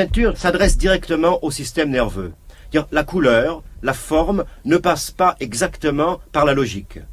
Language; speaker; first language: French; native; French